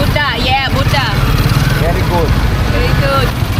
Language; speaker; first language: English; non-native, learner; Thai